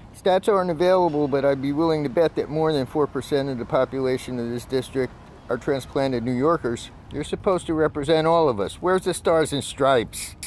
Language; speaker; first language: English; native; English